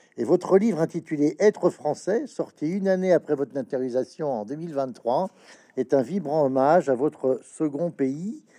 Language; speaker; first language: French; native; French